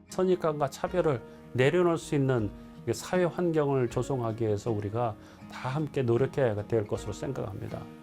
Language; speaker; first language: Korean; native; Korean